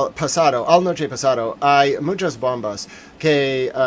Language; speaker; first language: Spanish; non-native, learner; English